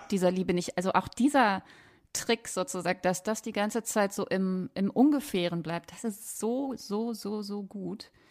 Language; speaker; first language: German; native; German